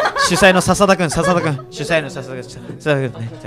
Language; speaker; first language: Japanese; native; Japanese